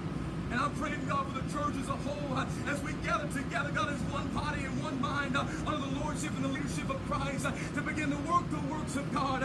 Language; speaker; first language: English; native; English